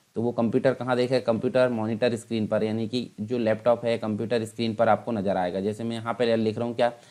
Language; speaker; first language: Hindi; native; Hindi